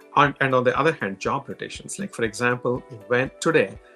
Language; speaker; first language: English; non-native, local second language; Telugu